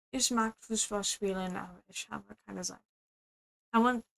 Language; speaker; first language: German; non-native, learner; English